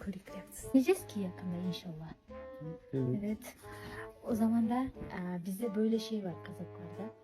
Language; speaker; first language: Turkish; non-native, fluent; Kazakh